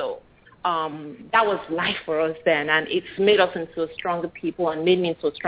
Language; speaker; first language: English; non-native, local second language; Yoruba